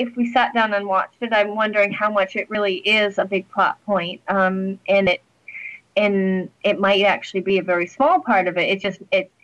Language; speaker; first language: English; native; English